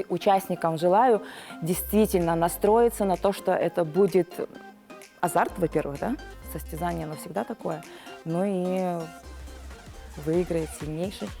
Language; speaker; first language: Russian; native; Russian